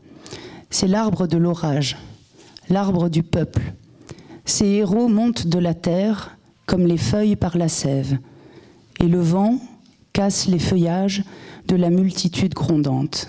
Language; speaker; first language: French; native; French